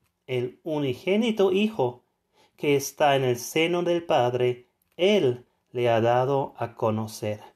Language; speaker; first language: Spanish; non-native, fluent; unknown